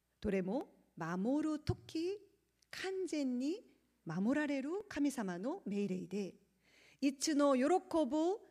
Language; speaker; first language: Japanese; non-native, learner; Korean